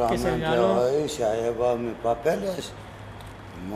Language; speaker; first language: Spanish; non-native, learner; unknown